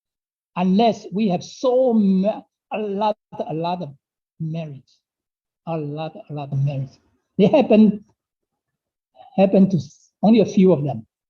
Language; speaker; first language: English; non-native, fluent; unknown